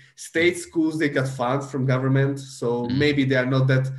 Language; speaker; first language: English; non-native, fluent; Slovak